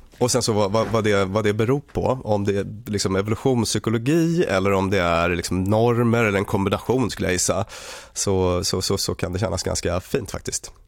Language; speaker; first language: Swedish; native; Swedish